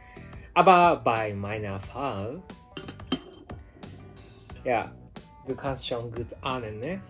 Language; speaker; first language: German; non-native, learner; Japanese